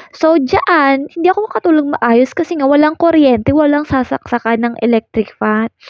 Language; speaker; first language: Filipino; non-native, local second language; Waray